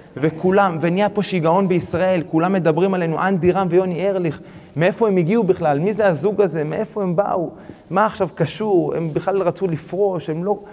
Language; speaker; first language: Hebrew; early bilingual, other home language; Spanish